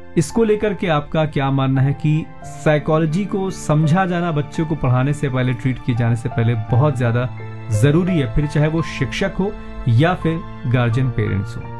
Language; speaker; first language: Hindi; native; Hindi